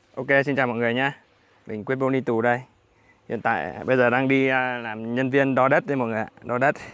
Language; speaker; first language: Vietnamese; native; Vietnamese